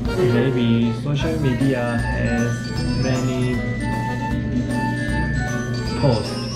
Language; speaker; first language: English; non-native, learner; Korean